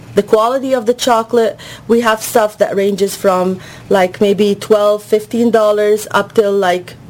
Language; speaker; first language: English; non-native, fluent; Arabic